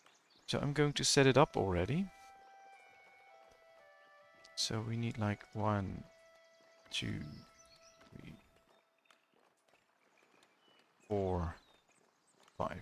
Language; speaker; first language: English; non-native, fluent; Dutch